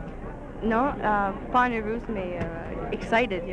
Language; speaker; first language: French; non-native, learner; English